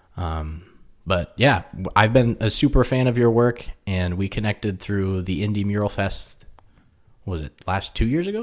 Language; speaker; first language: English; native; English